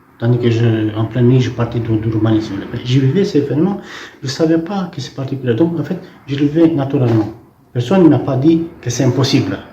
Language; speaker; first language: French; non-native, fluent; Romanian